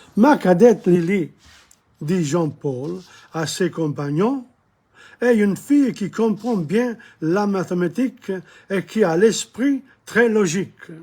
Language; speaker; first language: French; non-native, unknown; English